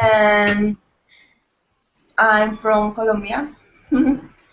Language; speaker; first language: English; non-native, learner; Spanish